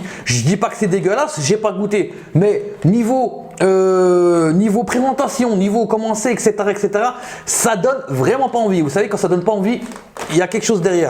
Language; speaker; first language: French; native; French